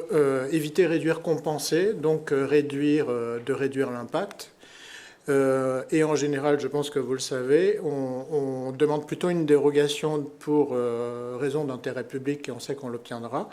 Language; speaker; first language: French; native; French